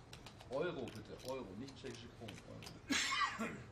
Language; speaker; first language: German; native; German